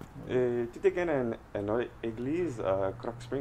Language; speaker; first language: French; non-native, learner; English